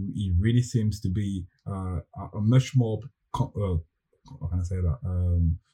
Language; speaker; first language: English; non-native, fluent; French